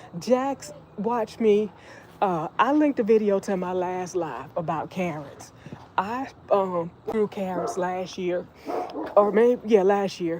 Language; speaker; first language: English; native; English